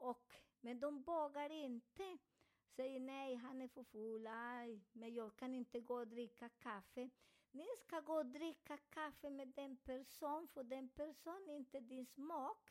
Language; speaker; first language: Swedish; non-native, fluent; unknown